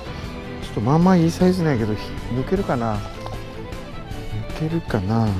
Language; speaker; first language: Japanese; native; Japanese